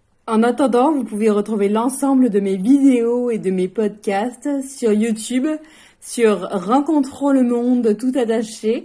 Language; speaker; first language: French; native; French